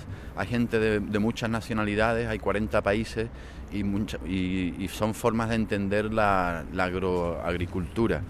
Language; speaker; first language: Spanish; native; Spanish